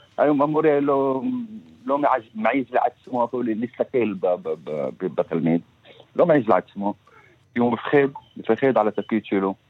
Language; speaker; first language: Hebrew; non-native, local second language; Arabic